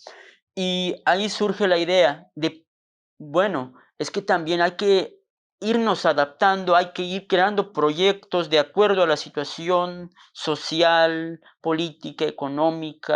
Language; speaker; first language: Spanish; non-native, local second language; Tzotzil